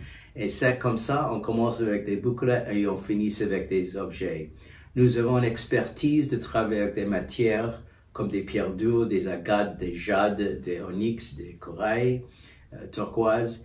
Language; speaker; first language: French; non-native, fluent; English